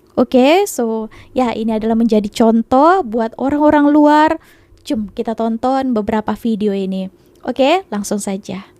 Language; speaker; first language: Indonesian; native; Indonesian